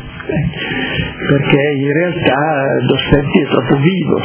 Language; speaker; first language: Italian; native; Italian